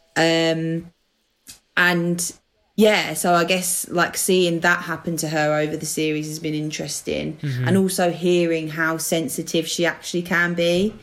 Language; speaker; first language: English; native; English